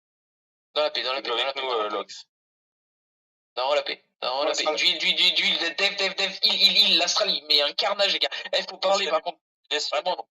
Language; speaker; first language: French; native; French